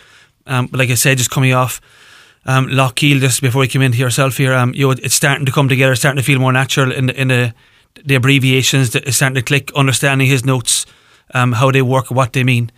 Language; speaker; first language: English; native; English